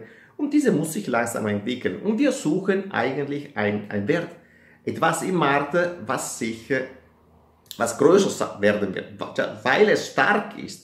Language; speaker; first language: German; non-native, fluent; Italian